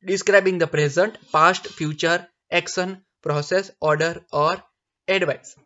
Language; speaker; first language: English; non-native, local second language; Gujarati